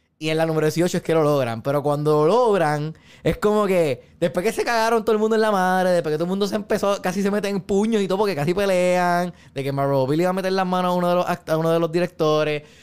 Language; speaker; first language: Spanish; native; Spanish